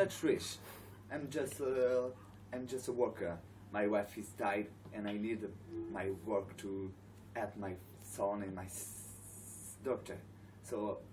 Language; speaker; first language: English; non-native, learner; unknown